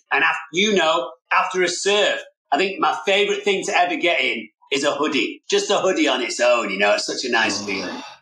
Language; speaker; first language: English; native; English